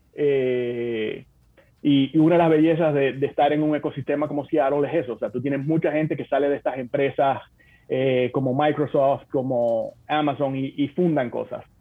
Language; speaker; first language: Spanish; native; Spanish